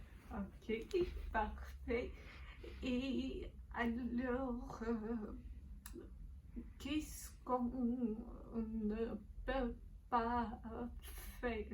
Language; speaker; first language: French; non-native, learner; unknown